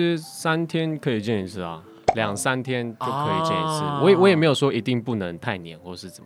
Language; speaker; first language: Chinese; native; Chinese